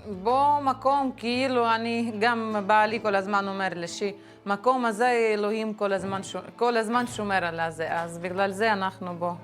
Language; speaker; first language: Hebrew; non-native, fluent; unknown